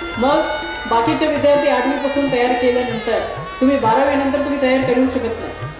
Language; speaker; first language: Marathi; non-native, fluent; Kannada